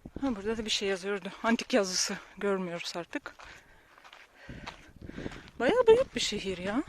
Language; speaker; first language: Turkish; non-native, learner; Russian